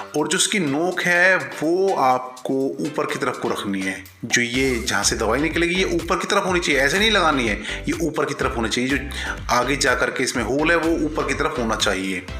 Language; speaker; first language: Hindi; native; Hindi